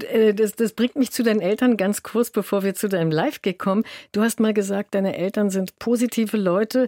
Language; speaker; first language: German; native; German